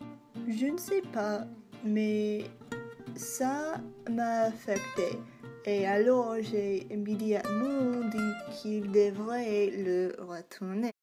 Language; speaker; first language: French; non-native, local second language; English